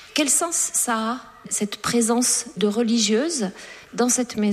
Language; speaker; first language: French; native; French